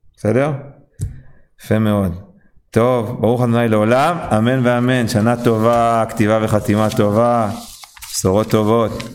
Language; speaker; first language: Hebrew; non-native, fluent; English